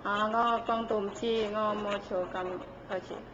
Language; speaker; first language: Cantonese; non-native, learner; Indonesian